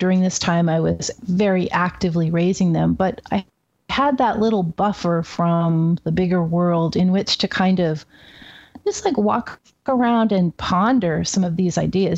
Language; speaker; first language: English; native; English